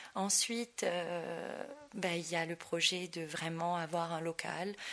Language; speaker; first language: French; native; French